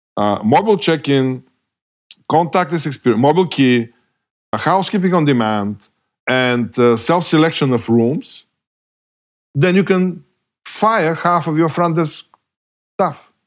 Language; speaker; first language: English; non-native, fluent; Bulgarian